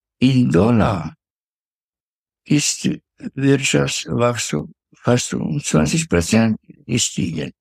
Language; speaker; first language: German; non-native, fluent; Russian